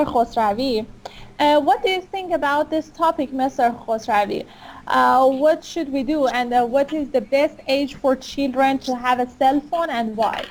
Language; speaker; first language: English; non-native, fluent; Persian